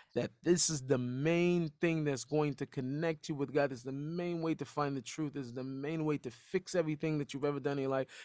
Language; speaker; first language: English; native; English